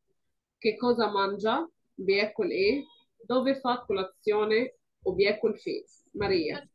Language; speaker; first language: Italian; non-native, fluent; Arabic